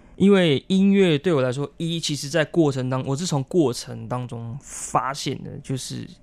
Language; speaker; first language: Chinese; non-native, local second language; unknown